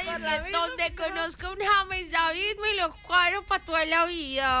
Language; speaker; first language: Spanish; native; Spanish